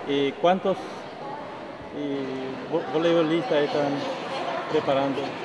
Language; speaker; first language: Spanish; non-native, learner; Korean